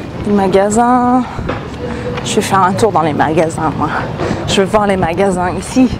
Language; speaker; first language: French; native; French